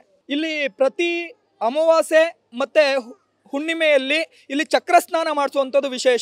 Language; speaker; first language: Kannada; native; Kannada